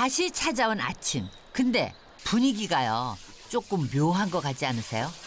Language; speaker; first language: Korean; native; Korean